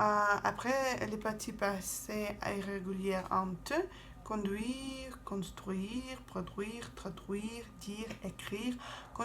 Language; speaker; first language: French; non-native, fluent; Russian